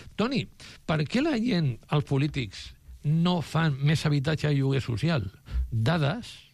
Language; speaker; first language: Catalan; non-native, local second language; Spanish